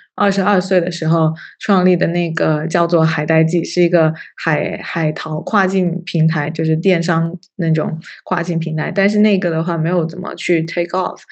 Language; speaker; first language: Chinese; native; Chinese